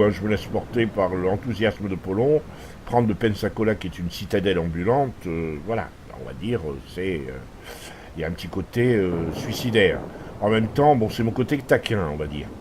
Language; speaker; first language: French; native; French